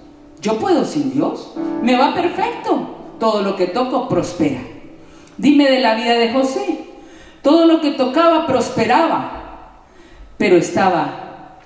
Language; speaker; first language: Spanish; native; Spanish